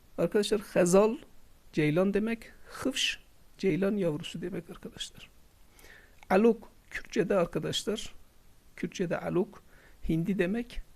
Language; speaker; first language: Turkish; non-native, local second language; Kurdish